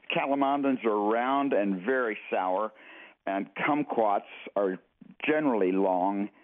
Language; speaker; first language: English; native; English